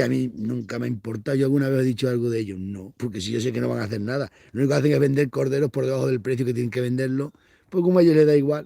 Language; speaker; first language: Spanish; native; Spanish